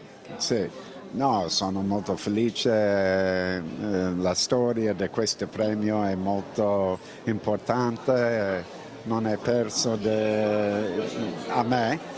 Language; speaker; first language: Italian; non-native, fluent; English